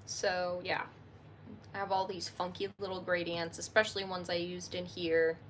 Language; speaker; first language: English; native; English